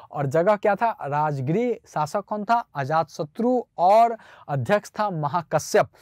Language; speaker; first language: Hindi; native; Hindi